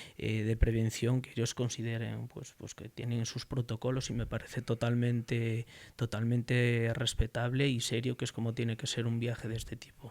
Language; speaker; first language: Spanish; native; Spanish